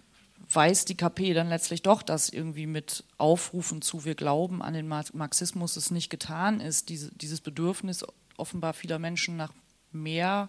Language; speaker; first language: German; native; German